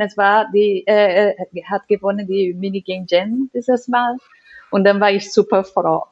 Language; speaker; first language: German; non-native, learner; Portuguese